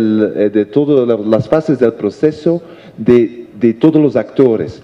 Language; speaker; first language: Spanish; non-native, fluent; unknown